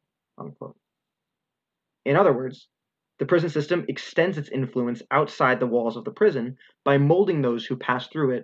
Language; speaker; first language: English; native; English